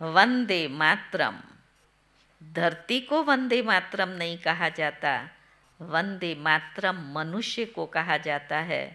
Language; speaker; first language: Hindi; non-native, local second language; Gujarati